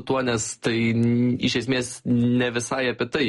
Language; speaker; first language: Lithuanian; native; Lithuanian